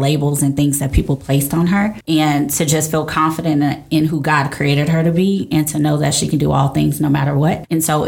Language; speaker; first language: English; native; English